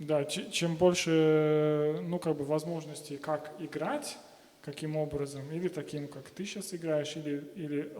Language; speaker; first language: Russian; native; Russian